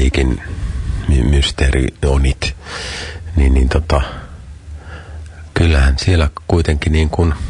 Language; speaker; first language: Finnish; native; Finnish